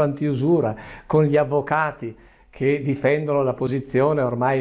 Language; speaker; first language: Italian; native; Italian